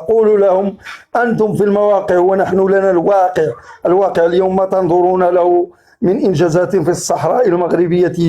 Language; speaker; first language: Arabic; native; Arabic